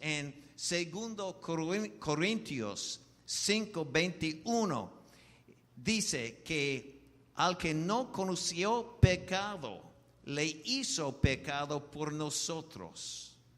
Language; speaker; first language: Spanish; non-native, fluent; English